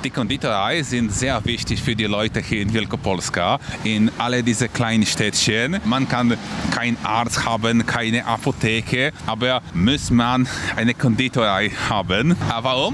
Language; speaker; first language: German; non-native, fluent; Polish